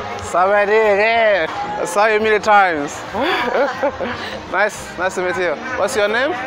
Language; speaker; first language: English; non-native, learner; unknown